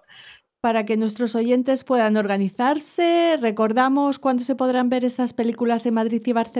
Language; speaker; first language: Spanish; native; Spanish